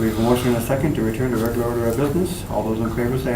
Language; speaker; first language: English; native; English